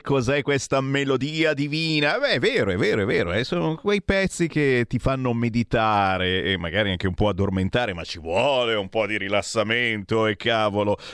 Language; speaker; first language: Italian; native; Italian